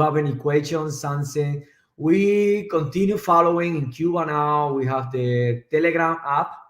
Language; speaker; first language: English; non-native, learner; Spanish